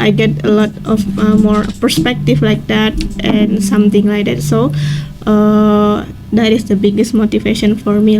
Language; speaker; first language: English; non-native, learner; Indonesian